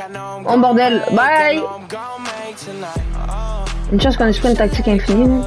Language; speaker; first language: French; native; French